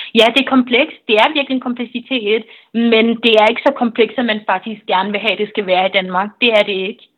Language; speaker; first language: Danish; early bilingual, other home language; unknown